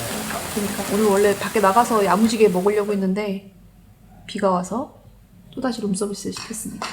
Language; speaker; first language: Korean; native; Korean